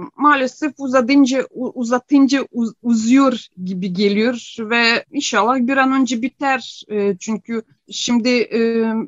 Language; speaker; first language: Turkish; non-native, fluent; Ukrainian